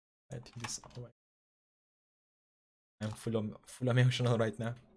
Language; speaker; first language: English; non-native, learner; Turkish